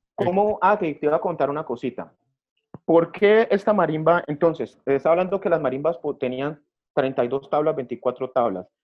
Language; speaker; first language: Spanish; native; Spanish